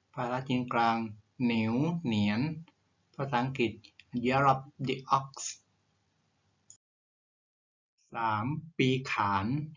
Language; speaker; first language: Thai; native; Thai